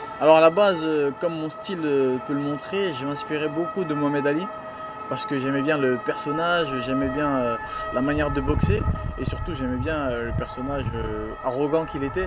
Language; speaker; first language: French; early bilingual, other home language; Duala